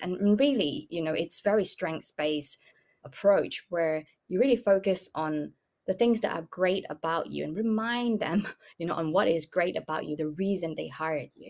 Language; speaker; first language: English; non-native, local second language; Cantonese